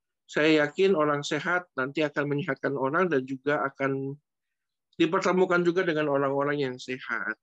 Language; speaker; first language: Indonesian; native; Indonesian